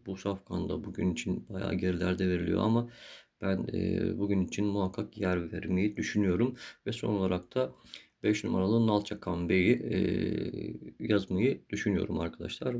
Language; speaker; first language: Turkish; native; Turkish